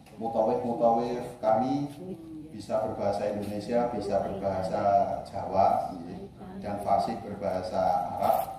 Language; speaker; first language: Indonesian; native; Indonesian